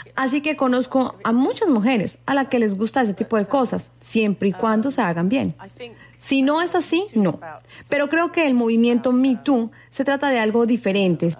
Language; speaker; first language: Spanish; non-native, fluent; English